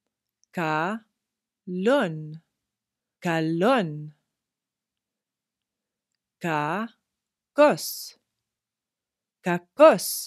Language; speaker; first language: Greek; non-native, fluent; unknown